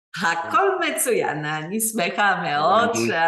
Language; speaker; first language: Hebrew; non-native, fluent; Polish